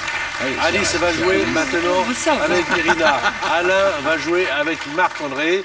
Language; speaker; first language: French; native; French